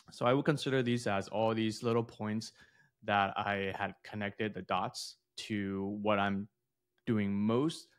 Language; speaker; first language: English; early bilingual, other home language; Chinese